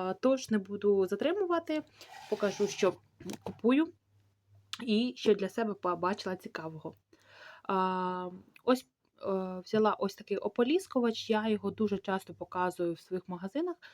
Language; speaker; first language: Ukrainian; native; Ukrainian